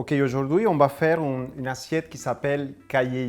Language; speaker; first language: French; non-native, fluent; Spanish